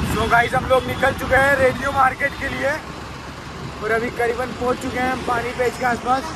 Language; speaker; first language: Hindi; native; Hindi